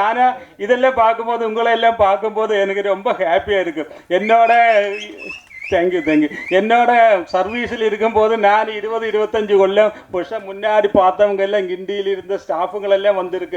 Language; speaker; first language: Tamil; non-native, learner; Malayalam